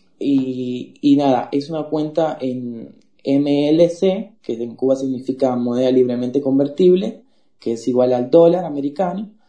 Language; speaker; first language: Spanish; native; Spanish